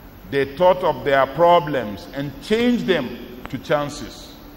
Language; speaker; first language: English; non-native, local second language; Hausa